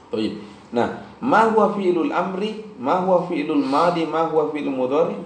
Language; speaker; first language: Arabic; non-native, fluent; Indonesian